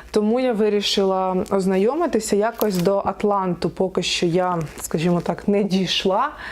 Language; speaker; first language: Ukrainian; non-native, local second language; Russian